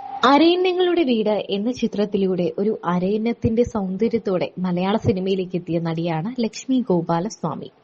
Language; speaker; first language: Malayalam; native; Malayalam